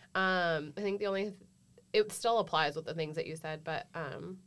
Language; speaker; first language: English; native; English